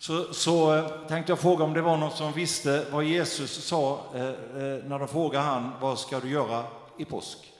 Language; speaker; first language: Swedish; native; Swedish